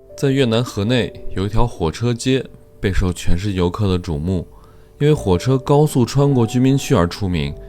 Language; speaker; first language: Chinese; native; Chinese